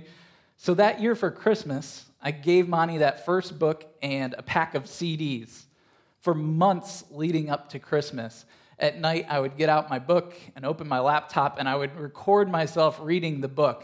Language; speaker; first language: English; native; English